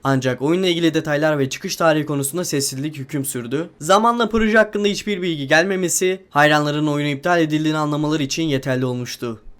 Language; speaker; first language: Turkish; native; Turkish